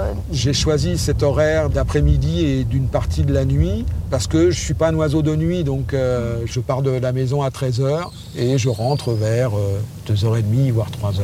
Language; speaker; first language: French; native; French